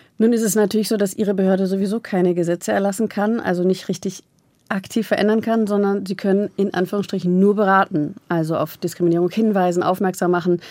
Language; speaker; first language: German; native; German